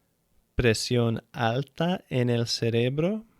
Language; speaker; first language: Spanish; non-native, fluent; English